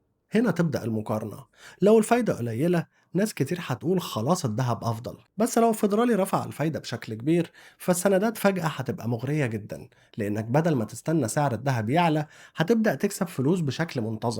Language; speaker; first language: Arabic; native; Arabic